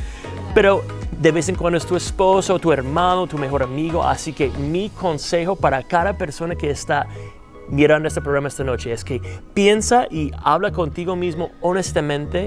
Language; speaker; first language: Spanish; non-native, fluent; English